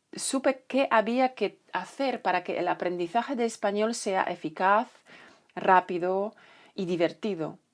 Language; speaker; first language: Spanish; non-native, fluent; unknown